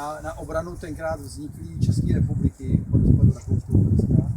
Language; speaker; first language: Czech; native; Czech